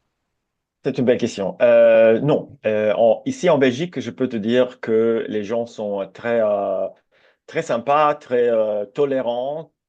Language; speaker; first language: French; non-native, fluent; Italian